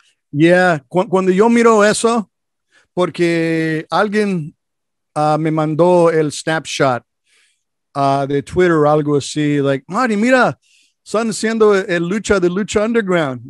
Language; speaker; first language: Spanish; non-native, fluent; English